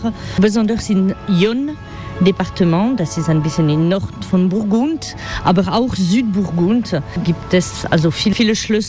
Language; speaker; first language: German; non-native, fluent; French